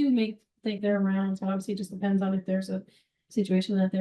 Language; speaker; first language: English; native; English